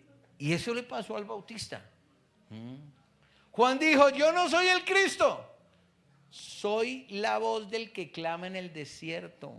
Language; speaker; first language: Spanish; native; Spanish